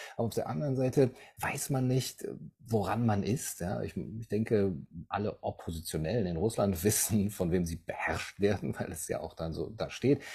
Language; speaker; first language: German; native; German